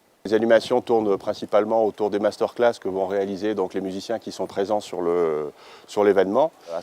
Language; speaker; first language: French; native; French